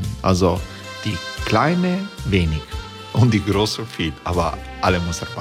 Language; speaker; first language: German; non-native, learner; Croatian